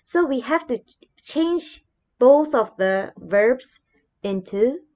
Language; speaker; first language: English; non-native, fluent; Japanese